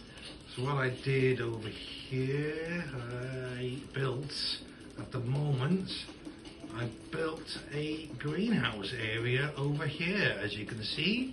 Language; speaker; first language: English; native; English